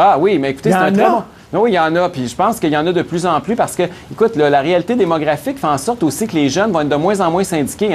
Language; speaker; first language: French; native; French